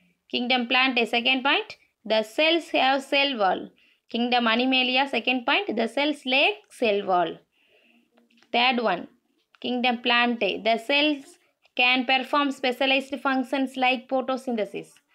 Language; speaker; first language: English; non-native, local second language; Tamil